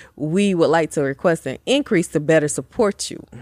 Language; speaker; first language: English; native; English